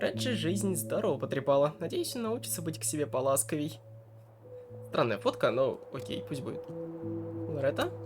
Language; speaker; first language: Russian; native; Russian